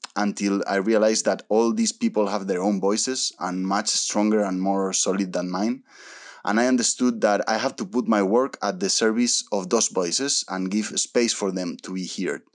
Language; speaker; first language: English; early bilingual, other home language; Spanish